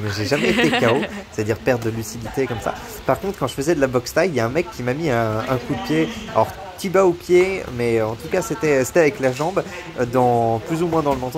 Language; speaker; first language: French; native; French